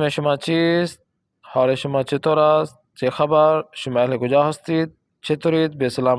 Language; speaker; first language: Persian; non-native, fluent; Urdu